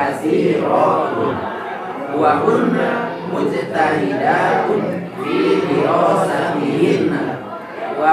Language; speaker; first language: Arabic; non-native, learner; Indonesian